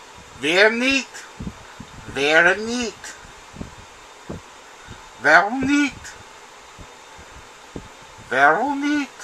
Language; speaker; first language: German; non-native, learner; English